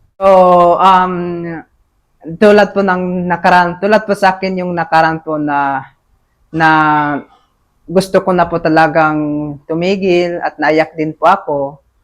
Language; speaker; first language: Filipino; non-native, local second language; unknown